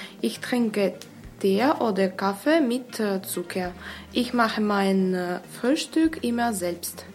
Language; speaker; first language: German; non-native, learner; Russian